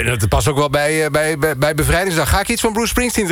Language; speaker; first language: Dutch; native; Dutch